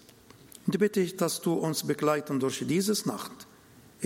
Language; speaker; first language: German; non-native, fluent; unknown